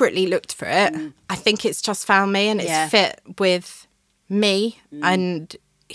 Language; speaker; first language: English; native; English